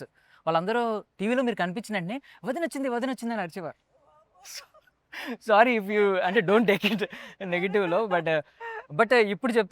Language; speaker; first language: Telugu; native; Telugu